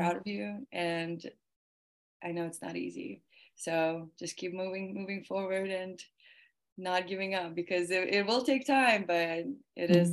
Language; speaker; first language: English; early bilingual, other home language; Russian